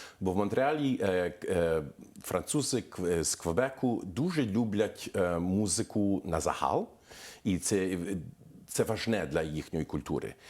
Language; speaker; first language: Ukrainian; early bilingual, heritage; Ukrainian